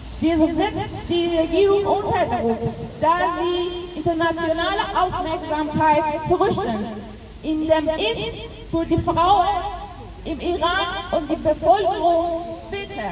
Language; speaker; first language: German; non-native, local second language; Persian